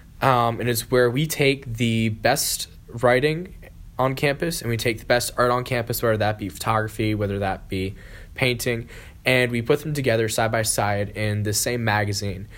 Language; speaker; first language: English; native; English